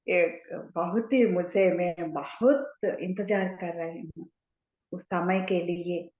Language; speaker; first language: Hindi; non-native, local second language; Telugu